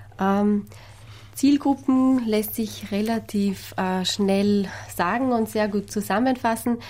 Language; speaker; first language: German; non-native, fluent; Armenian